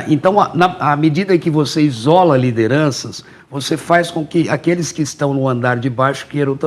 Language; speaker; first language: Portuguese; native; Portuguese